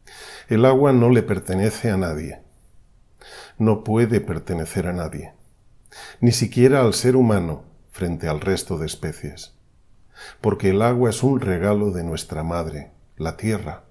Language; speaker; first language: Spanish; native; Spanish